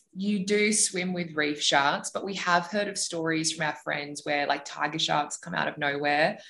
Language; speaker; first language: English; native; English